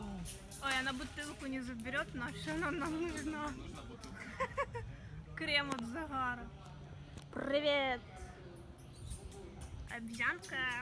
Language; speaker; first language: Russian; native; Russian